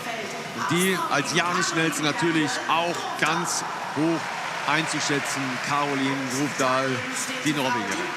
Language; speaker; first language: German; native; German